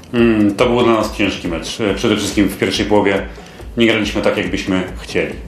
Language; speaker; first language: Polish; non-native, fluent; Swedish